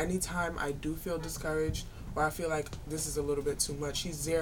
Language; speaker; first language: English; native; English